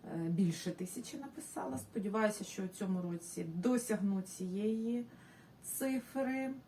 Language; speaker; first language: Ukrainian; non-native, local second language; Russian